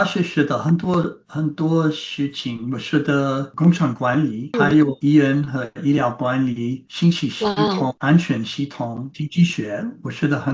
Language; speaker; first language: Chinese; non-native, learner; English